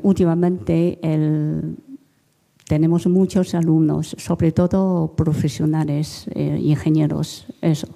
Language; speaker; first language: Spanish; non-native, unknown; Chinese